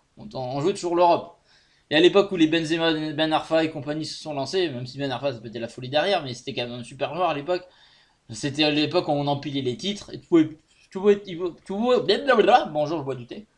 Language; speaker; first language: French; native; French